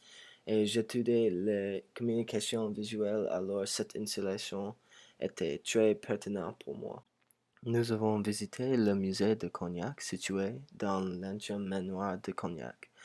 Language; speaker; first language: French; non-native, learner; English